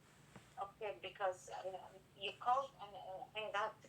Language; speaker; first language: English; non-native, fluent; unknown